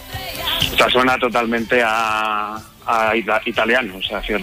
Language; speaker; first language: Spanish; native; Spanish